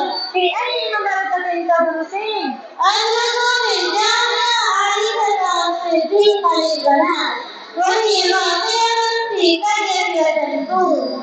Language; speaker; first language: Arabic; non-native, learner; Urdu